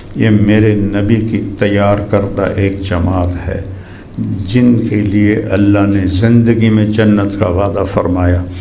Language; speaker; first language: Urdu; non-native, local second language; Saraiki